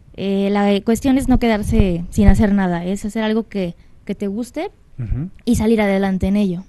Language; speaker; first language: Spanish; native; Spanish